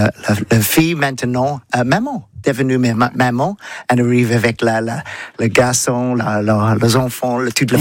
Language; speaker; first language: French; non-native, learner; English